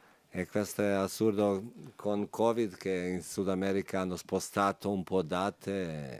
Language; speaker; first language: Italian; non-native, fluent; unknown